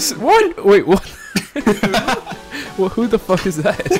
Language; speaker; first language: English; native; English